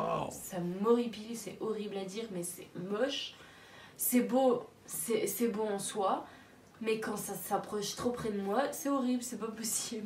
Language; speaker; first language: French; native; French